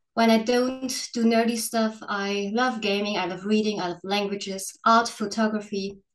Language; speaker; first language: English; non-native, fluent; German